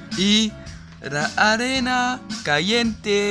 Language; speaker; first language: Spanish; non-native, learner; French